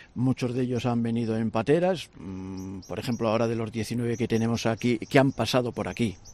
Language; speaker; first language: Spanish; native; Spanish